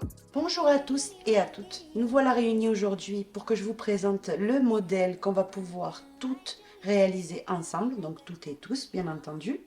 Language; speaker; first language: French; native; French